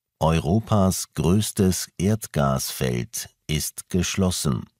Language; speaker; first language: German; native; German